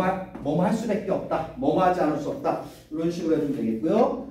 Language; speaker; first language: Korean; native; Korean